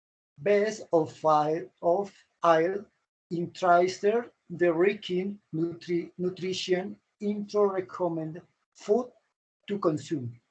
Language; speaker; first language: English; non-native, learner; Spanish